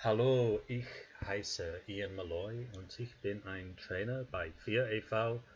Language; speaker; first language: German; non-native, fluent; English